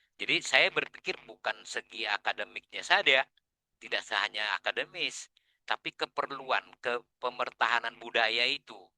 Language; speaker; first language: Indonesian; non-native, local second language; Batak Toba